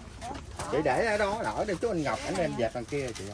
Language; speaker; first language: Vietnamese; native; Vietnamese